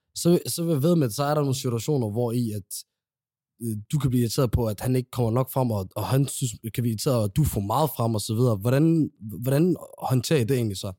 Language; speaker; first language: Danish; early bilingual, other home language; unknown